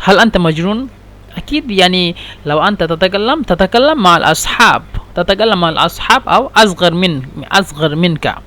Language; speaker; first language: Arabic; non-native, fluent; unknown